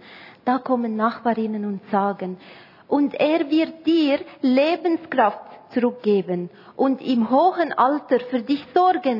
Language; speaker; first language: German; non-native, fluent; Arabic